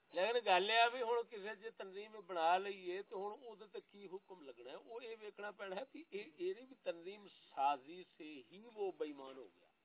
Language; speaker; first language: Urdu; non-native, local second language; Punjabi